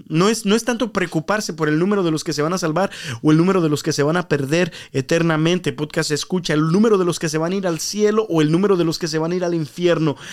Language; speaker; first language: Spanish; early bilingual, heritage; Spanish